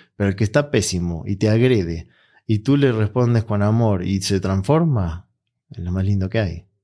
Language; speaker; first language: Spanish; native; Spanish